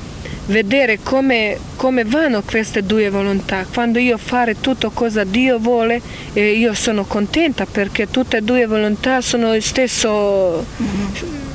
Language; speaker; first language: Italian; non-native, learner; Croatian